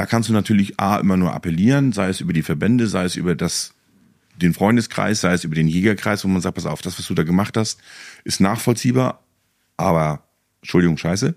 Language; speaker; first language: German; native; German